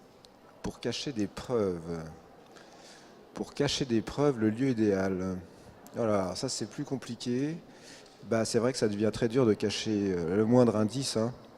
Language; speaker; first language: French; native; French